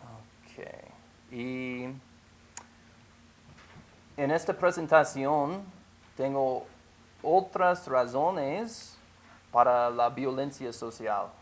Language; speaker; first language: Spanish; non-native, fluent; English